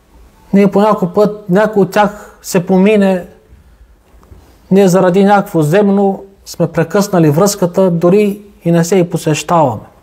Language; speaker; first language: Bulgarian; non-native, local second language; Turkish